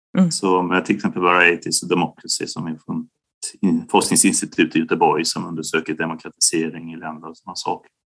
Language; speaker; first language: Swedish; native; Swedish